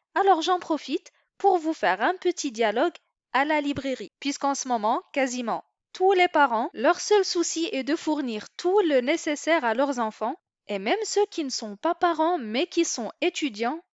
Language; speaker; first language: French; non-native, local second language; Arabic